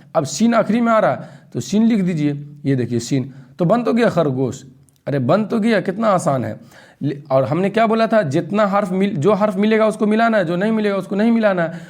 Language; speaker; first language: Hindi; native; Hindi